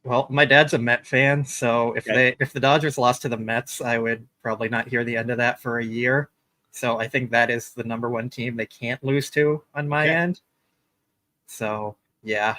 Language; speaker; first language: English; native; English